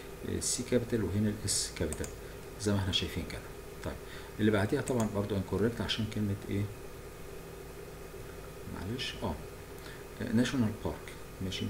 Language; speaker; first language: Arabic; native; Arabic